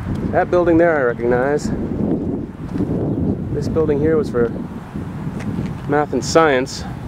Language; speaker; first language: English; native; English